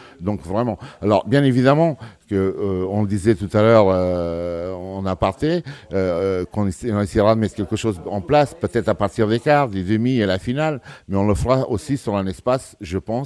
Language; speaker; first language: French; early bilingual, other home language; Portuguese